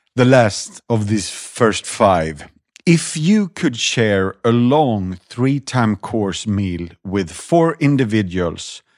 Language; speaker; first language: English; non-native, fluent; Swedish